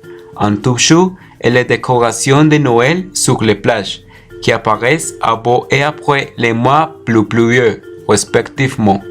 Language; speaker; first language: French; non-native, learner; Spanish